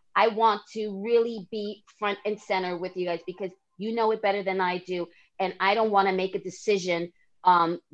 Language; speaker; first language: English; native; English